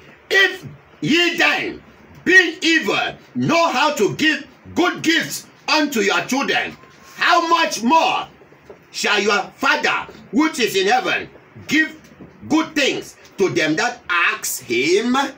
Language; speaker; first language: English; native; English